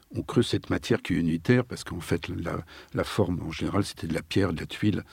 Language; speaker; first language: French; native; French